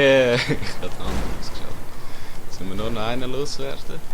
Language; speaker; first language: German; native; German